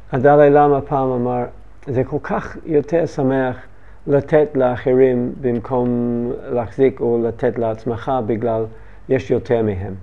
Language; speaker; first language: Hebrew; non-native, learner; English